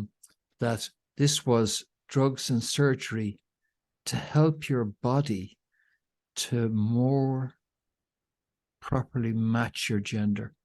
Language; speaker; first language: English; native; English